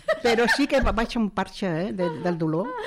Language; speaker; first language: Catalan; non-native, local second language; Spanish